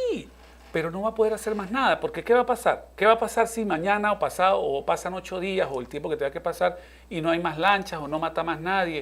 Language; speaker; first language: Spanish; native; Spanish